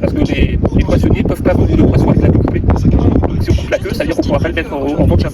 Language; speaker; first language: French; native; French